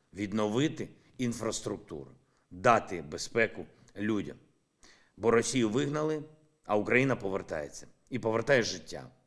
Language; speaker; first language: Ukrainian; non-native, local second language; Russian